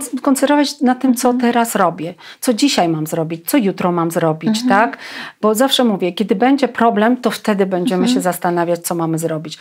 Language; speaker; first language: Polish; non-native, fluent; Russian